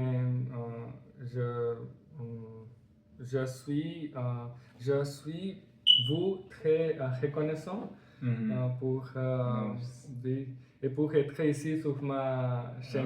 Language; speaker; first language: French; non-native, learner; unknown